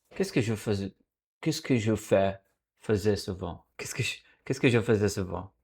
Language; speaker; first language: French; non-native, learner; Portuguese